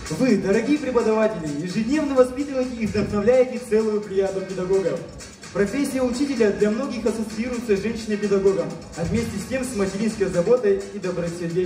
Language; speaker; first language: Russian; native; Russian